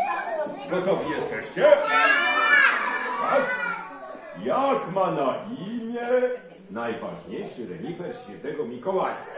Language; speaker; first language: Polish; native; Polish